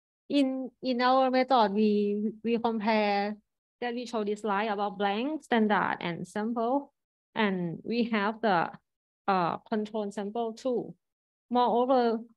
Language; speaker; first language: English; non-native, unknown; Thai